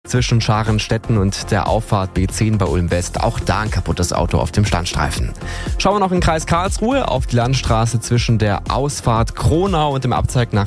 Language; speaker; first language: German; native; German